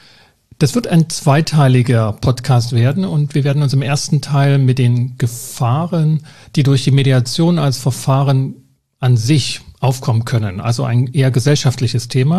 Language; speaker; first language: German; native; German